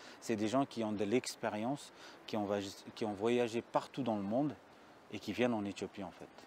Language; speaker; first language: French; early bilingual, other home language; Amharic